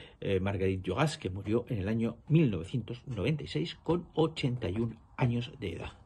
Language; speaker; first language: Spanish; native; Spanish